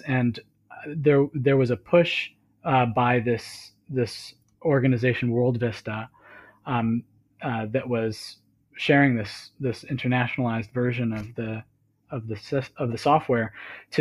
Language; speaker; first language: English; native; English